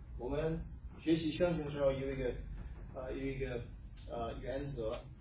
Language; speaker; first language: Chinese; non-native, fluent; English